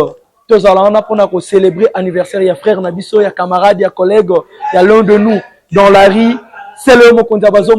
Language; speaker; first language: French; non-native, local second language; Lingala